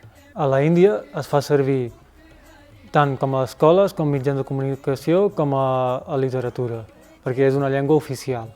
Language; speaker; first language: Catalan; early bilingual, other home language; Punjabi